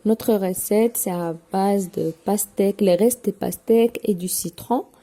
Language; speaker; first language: French; non-native, local second language; Arabic